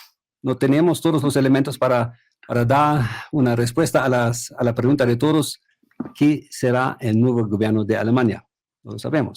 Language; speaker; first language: Spanish; non-native, fluent; German